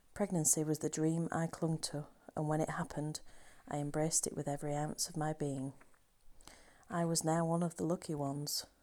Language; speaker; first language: English; native; English